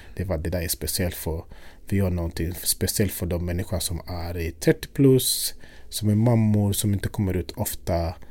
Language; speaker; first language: Swedish; non-native, fluent; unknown